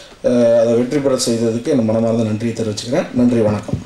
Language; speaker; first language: Tamil; native; Tamil